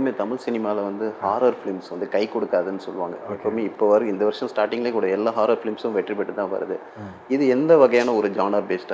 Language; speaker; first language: Tamil; native; Tamil